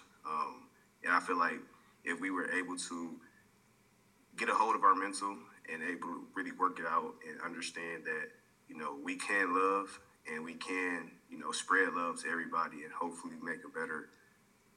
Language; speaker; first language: English; native; English